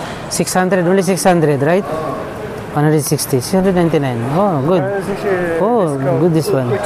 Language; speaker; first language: English; non-native, learner; Filipino